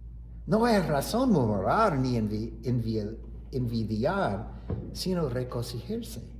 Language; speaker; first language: Spanish; non-native, fluent; English